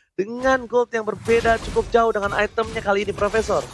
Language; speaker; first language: Indonesian; native; Indonesian